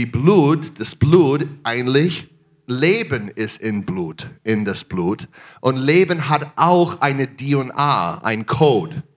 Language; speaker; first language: German; non-native, fluent; English